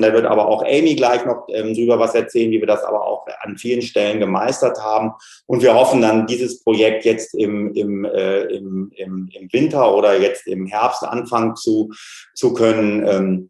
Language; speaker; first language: German; native; German